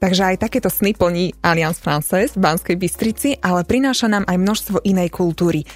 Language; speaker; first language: Slovak; native; Slovak